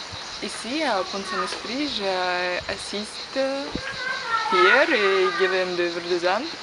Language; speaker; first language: French; non-native, learner; Russian